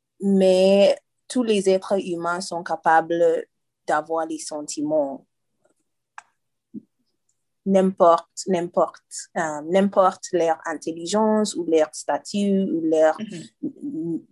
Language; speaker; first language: French; non-native, learner; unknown